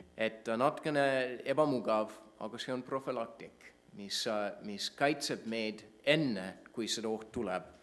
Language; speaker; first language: Estonian; non-native, fluent; English